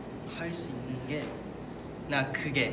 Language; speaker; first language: Korean; non-native, fluent; Japanese